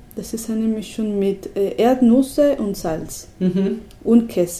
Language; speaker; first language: German; non-native, learner; Spanish